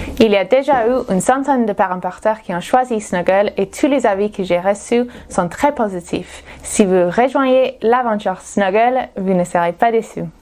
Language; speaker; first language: French; non-native, fluent; English